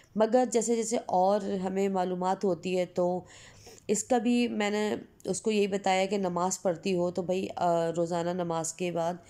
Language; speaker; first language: Hindi; native; Hindi